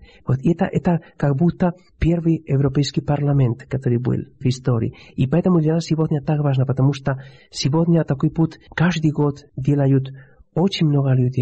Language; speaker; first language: Russian; non-native, fluent; Spanish